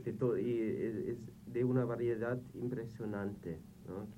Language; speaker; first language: Spanish; non-native, fluent; German